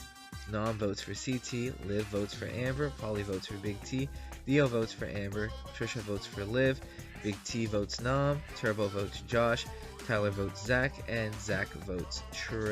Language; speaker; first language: English; native; English